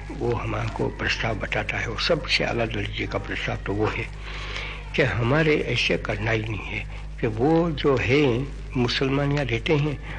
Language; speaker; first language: Hindi; non-native, local second language; Gujarati